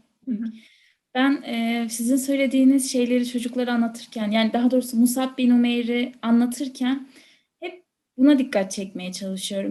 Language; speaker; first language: Turkish; native; Turkish